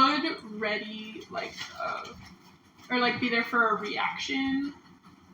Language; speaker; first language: English; native; English